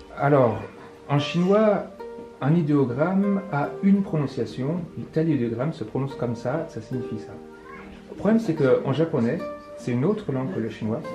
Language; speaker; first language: French; non-native, fluent; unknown